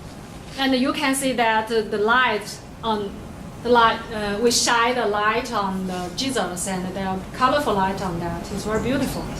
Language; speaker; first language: English; non-native, learner; Chinese